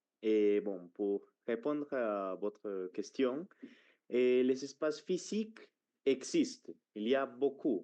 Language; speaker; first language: French; non-native, fluent; Spanish